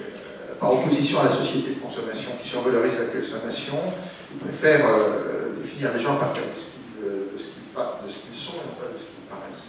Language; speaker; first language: French; native; French